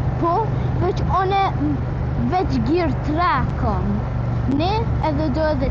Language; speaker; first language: Albanian; early bilingual, heritage; Albanian